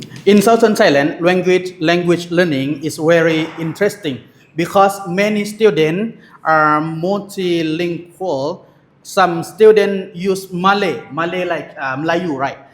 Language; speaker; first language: English; non-native, learner; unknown